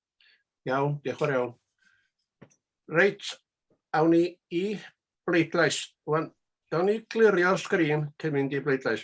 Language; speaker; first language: Welsh; native; Welsh